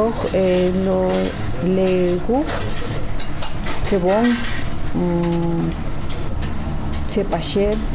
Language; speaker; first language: French; non-native, learner; Spanish